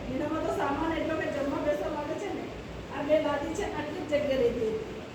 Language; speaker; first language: Gujarati; non-native, local second language; Marathi